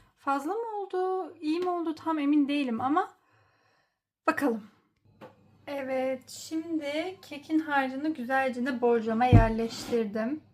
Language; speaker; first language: Turkish; early bilingual, heritage; Turkish